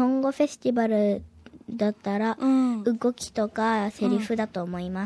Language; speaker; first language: Japanese; early bilingual, heritage; Japanese